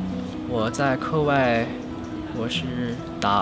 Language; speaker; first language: Chinese; early bilingual, other home language; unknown